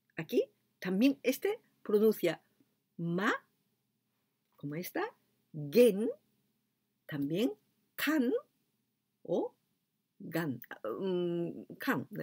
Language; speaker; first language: Spanish; non-native, fluent; Japanese